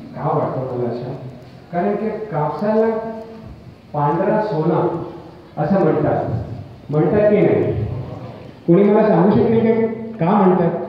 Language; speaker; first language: Marathi; non-native, local second language; Hindi